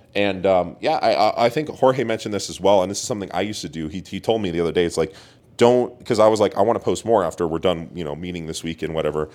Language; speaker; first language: English; native; English